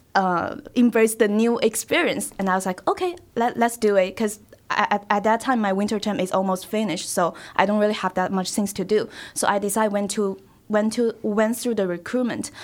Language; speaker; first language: English; non-native, fluent; Chinese